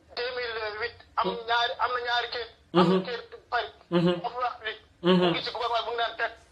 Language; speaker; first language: Wolof; non-native, local second language; Fula